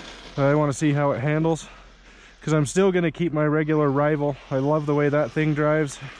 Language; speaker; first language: English; native; English